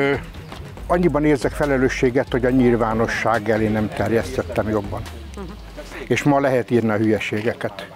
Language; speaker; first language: Hungarian; native; Hungarian